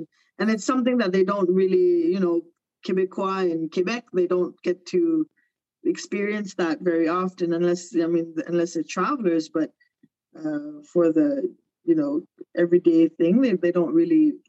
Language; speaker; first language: English; early bilingual, other home language; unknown